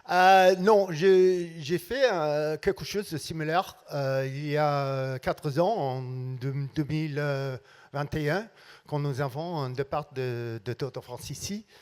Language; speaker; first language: French; non-native, learner; English